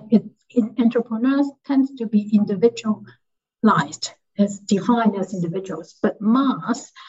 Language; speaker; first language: English; non-native, local second language; Cantonese